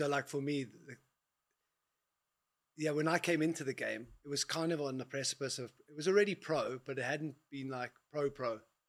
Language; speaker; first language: English; native; English